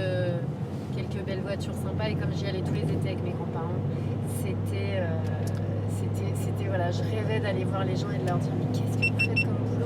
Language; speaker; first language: French; native; French